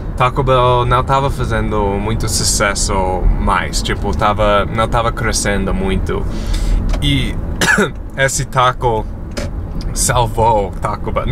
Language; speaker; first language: Portuguese; non-native, fluent; English